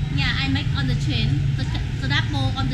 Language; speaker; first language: English; non-native, learner; Vietnamese